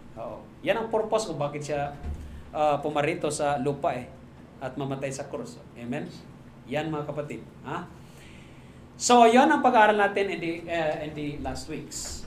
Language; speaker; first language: Filipino; non-native, local second language; Cebuano